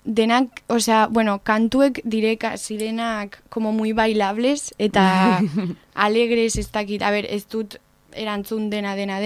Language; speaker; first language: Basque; non-native, learner; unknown